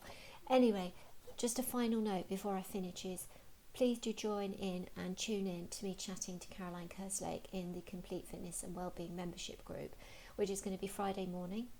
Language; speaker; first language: English; native; English